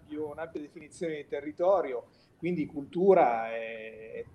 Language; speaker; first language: Italian; native; Italian